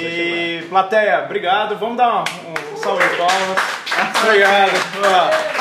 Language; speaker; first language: Portuguese; native; Portuguese